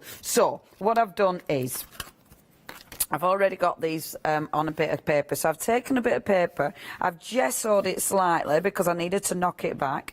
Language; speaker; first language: English; native; English